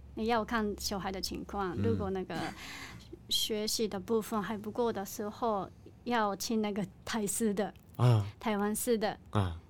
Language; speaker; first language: Chinese; non-native, learner; Japanese